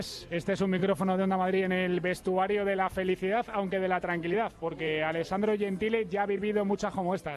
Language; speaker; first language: Spanish; native; Spanish